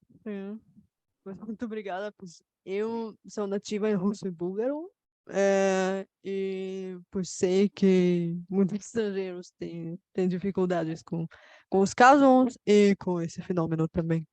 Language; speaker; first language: Portuguese; non-native, fluent; Russian